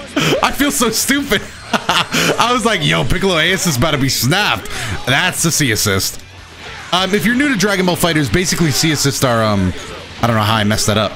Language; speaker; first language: English; native; English